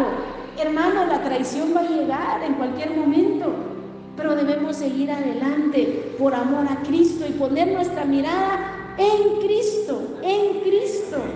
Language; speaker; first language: Spanish; native; Spanish